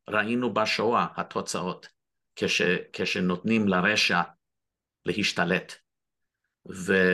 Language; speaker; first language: Hebrew; non-native, fluent; English